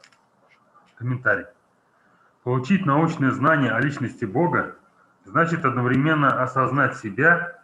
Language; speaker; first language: Russian; native; Russian